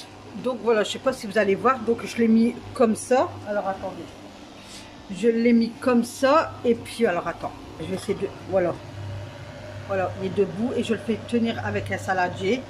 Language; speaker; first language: French; native; French